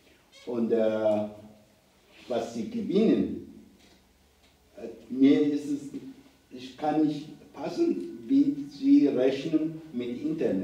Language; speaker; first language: German; non-native, learner; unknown